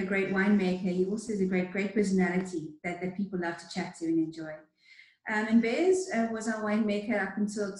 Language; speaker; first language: English; native; English